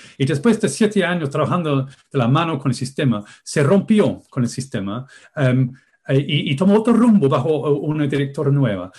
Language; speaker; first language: Spanish; non-native, fluent; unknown